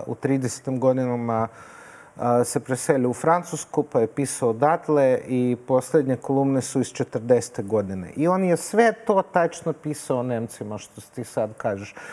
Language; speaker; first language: Serbian; non-native, fluent; Russian